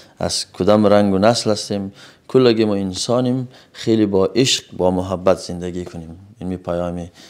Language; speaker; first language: Persian; native; Persian